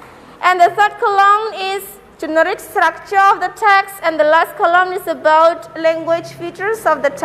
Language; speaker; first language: English; non-native, learner; Indonesian